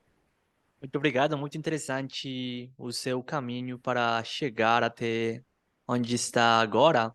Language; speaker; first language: Portuguese; non-native, learner; Spanish